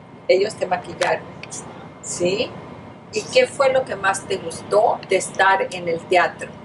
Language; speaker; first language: Spanish; native; Spanish